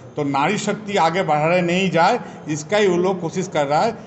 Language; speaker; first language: Hindi; non-native, local second language; Bangla